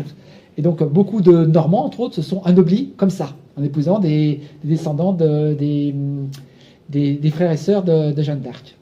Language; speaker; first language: French; native; French